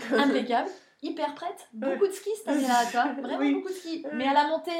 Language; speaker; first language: French; native; French